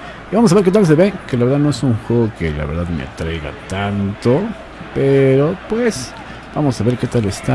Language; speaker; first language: Spanish; native; Spanish